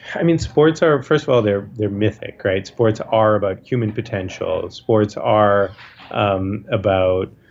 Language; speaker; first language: English; native; English